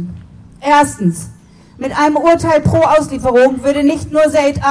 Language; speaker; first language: German; native; German